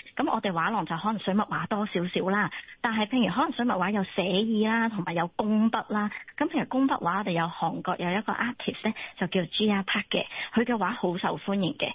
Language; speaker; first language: Chinese; non-native, local second language; Cantonese